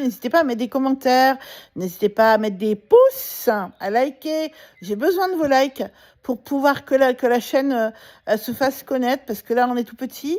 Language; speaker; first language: French; native; French